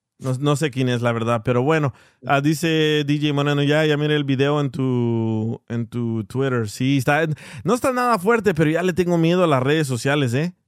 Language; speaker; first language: Spanish; early bilingual, heritage; Spanish